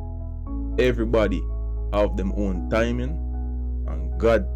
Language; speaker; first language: English; non-native, local second language; Jamaican Creole English